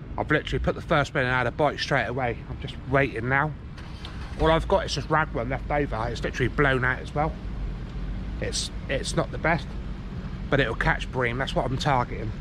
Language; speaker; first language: English; native; English